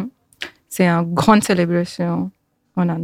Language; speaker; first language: French; non-native, fluent; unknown